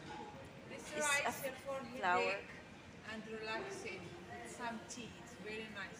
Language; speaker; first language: English; non-native, learner; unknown